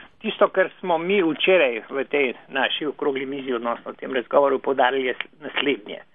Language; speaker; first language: Slovenian; non-native, local second language; Serbian